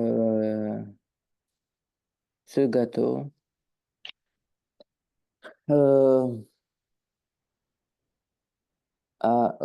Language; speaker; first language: French; non-native, learner; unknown